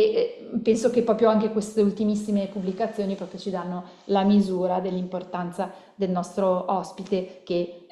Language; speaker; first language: Italian; native; Italian